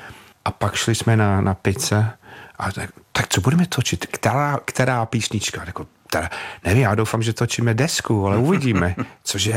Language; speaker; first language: Czech; non-native, fluent; English